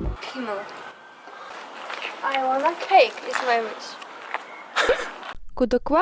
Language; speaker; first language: English; non-native, learner; Czech